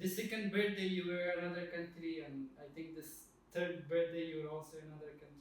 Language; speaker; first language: English; non-native, fluent; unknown